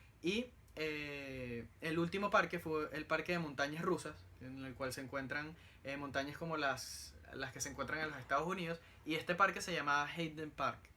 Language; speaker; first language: Spanish; native; Spanish